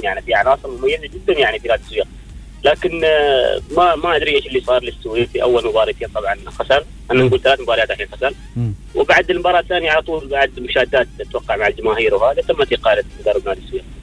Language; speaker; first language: Arabic; native; Arabic